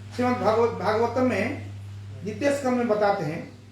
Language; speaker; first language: Hindi; non-native, local second language; Bangla